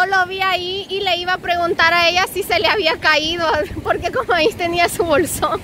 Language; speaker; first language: Spanish; native; Spanish